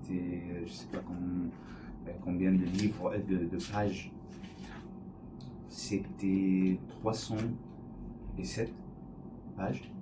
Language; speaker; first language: French; non-native, learner; English